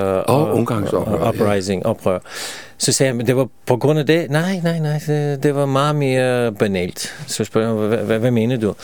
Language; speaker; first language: Danish; non-native, fluent; Russian